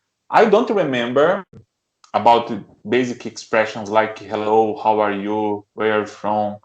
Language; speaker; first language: English; non-native, learner; Portuguese